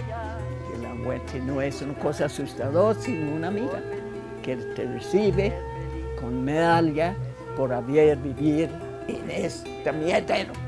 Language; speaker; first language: Spanish; non-native, fluent; English